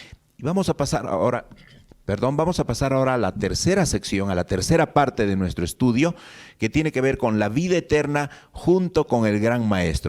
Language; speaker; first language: Spanish; native; Spanish